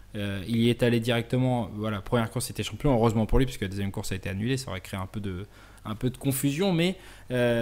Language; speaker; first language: French; native; French